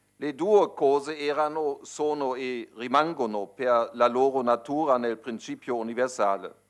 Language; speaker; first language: Italian; non-native, fluent; German